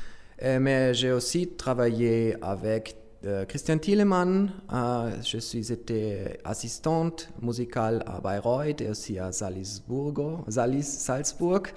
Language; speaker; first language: French; non-native, fluent; German